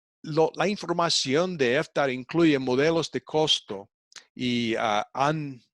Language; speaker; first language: Spanish; non-native, fluent; English